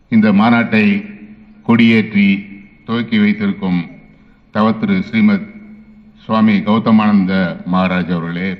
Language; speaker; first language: Tamil; native; Tamil